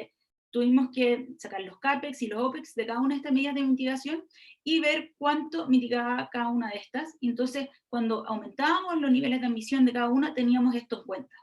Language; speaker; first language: Spanish; native; Spanish